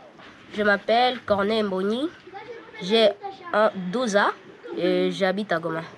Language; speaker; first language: French; non-native, local second language; Swahili